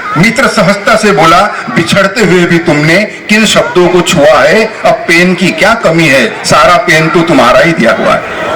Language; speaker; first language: Hindi; non-native, local second language; Telugu